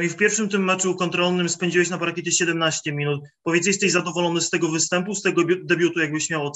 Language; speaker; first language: Polish; native; Polish